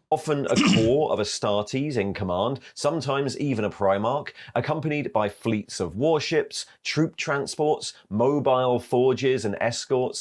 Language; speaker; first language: English; native; English